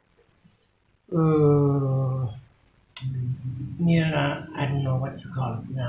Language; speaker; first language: English; non-native, fluent; Vietnamese